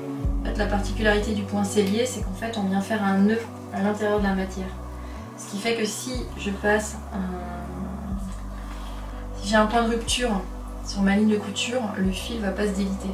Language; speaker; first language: French; native; French